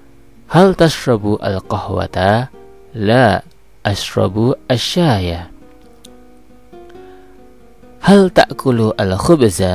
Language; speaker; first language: Arabic; non-native, local second language; Indonesian